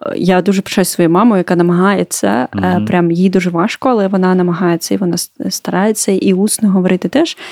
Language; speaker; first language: Ukrainian; non-native, local second language; Russian